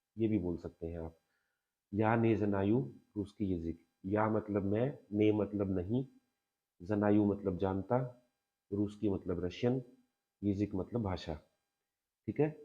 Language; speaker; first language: Hindi; native; Hindi